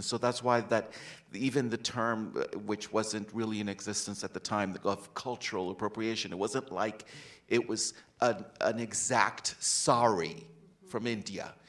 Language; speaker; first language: English; native; English